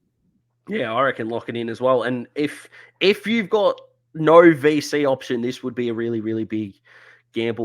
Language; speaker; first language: English; native; English